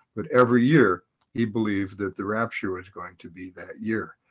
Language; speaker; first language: English; native; English